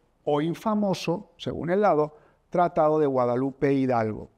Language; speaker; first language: Spanish; native; Spanish